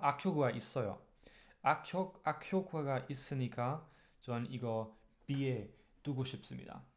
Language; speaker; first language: Korean; non-native, learner; German